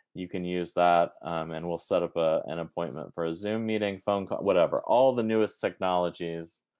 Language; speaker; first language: English; native; English